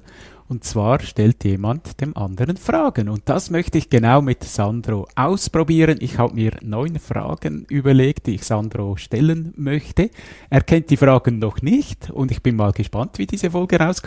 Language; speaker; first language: German; native; German